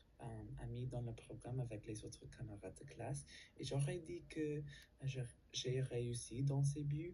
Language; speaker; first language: French; non-native, learner; English